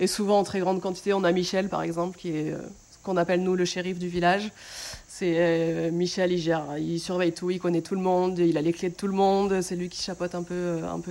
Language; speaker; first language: French; native; French